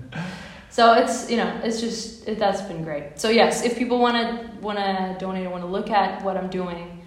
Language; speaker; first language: English; non-native, fluent; Czech